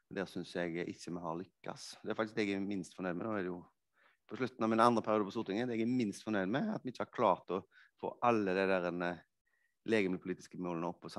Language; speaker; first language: Norwegian; native; Norwegian